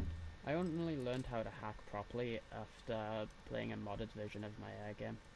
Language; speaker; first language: English; native; English